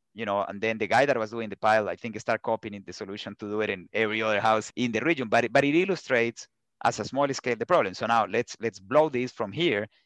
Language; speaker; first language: English; non-native, fluent; Spanish